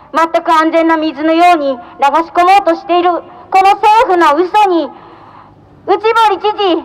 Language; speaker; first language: Japanese; native; Japanese